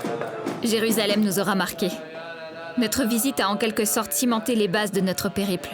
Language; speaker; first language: French; native; French